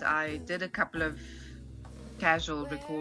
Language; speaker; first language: English; native; English